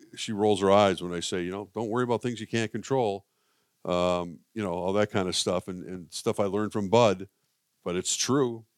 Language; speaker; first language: English; native; English